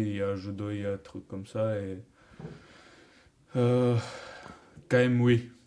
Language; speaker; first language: French; non-native, learner; Georgian